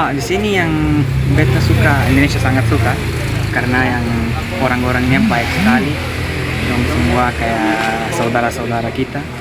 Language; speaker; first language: Indonesian; non-native, learner; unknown